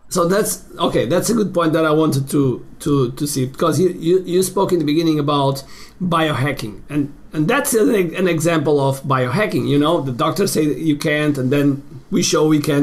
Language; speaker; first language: English; non-native, fluent; Portuguese